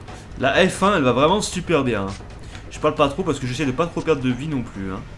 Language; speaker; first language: French; native; French